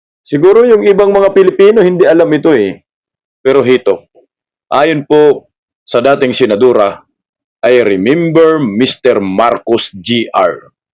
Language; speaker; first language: Filipino; non-native, local second language; Cebuano